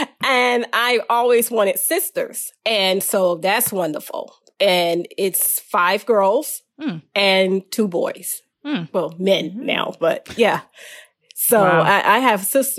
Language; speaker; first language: English; native; English